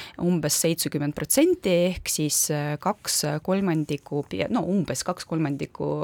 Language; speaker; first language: Estonian; non-native, local second language; Russian